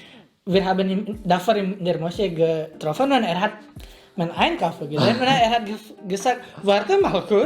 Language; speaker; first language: German; non-native, learner; Indonesian